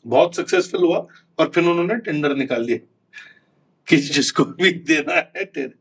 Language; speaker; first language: Hindi; non-native, local second language; Konkani